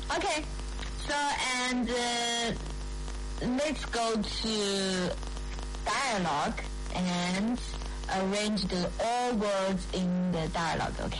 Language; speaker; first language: English; non-native, fluent; Chinese